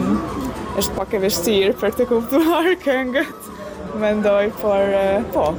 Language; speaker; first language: Albanian; non-native, learner; Hungarian